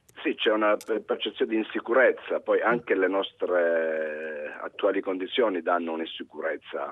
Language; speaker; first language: Italian; native; Italian